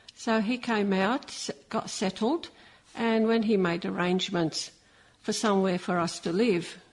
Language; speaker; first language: English; early bilingual, other home language; Maltese